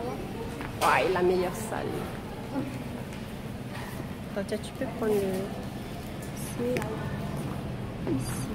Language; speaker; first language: French; native; French